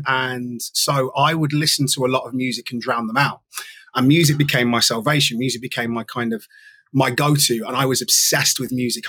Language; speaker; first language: English; native; English